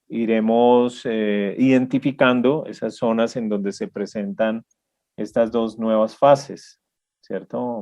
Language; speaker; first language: Spanish; native; Spanish